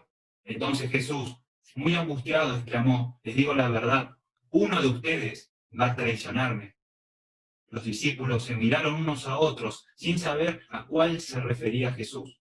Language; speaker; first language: Spanish; early bilingual, other home language; Korean